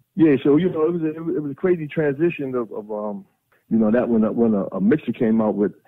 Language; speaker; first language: English; native; English